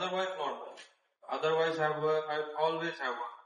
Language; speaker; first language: English; non-native, learner; Bangla